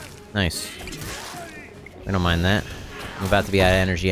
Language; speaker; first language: English; native; English